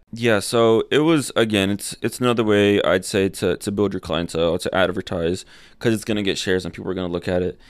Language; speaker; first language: English; early bilingual, other home language; Spanish